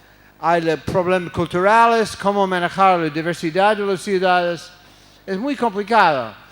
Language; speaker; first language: Spanish; non-native, fluent; English